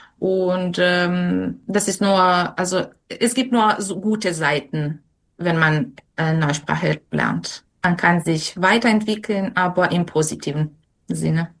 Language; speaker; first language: German; non-native, fluent; Serbian